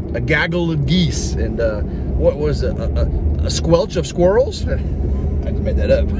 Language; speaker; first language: English; native; English